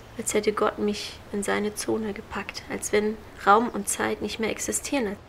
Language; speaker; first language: German; native; German